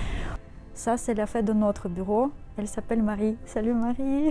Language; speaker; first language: French; non-native, fluent; Russian